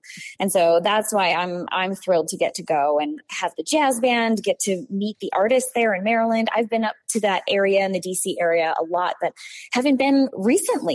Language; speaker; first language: English; native; English